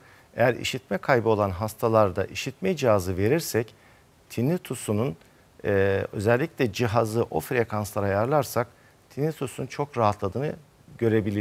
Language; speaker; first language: Turkish; native; Turkish